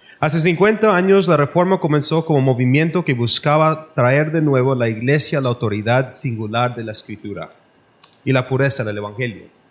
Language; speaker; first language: Spanish; non-native, learner; English